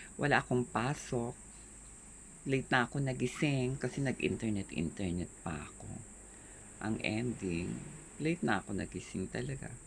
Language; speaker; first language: Filipino; native; Filipino